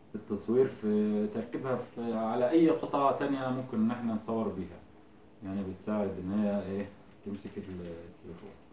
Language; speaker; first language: Arabic; native; Arabic